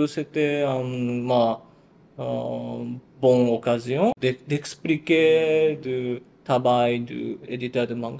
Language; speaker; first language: French; non-native, learner; Japanese